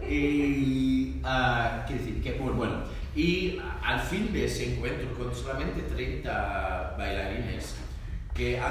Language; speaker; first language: Spanish; non-native, learner; French